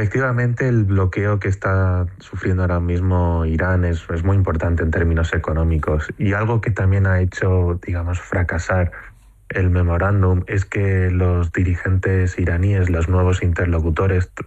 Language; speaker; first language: Spanish; native; Spanish